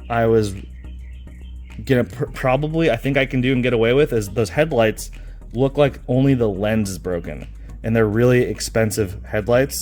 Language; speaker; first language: English; native; English